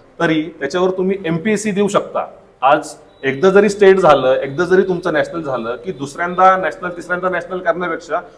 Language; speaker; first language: Marathi; native; Marathi